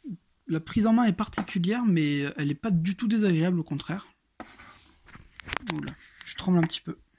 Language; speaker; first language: French; native; French